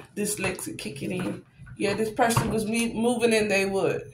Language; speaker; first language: English; native; English